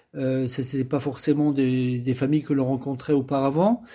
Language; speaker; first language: French; native; French